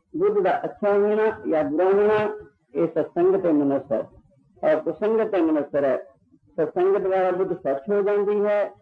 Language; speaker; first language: Hindi; non-native, local second language; Punjabi